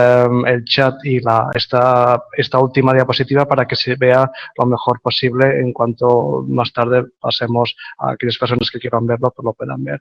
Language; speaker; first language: Spanish; native; Spanish